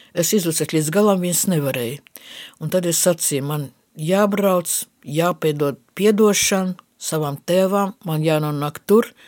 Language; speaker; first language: Latvian; non-native, local second language; Russian